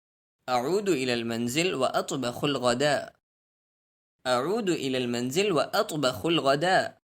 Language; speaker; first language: Arabic; non-native, fluent; Urdu